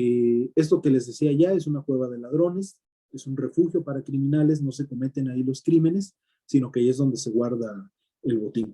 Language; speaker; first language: Spanish; native; Spanish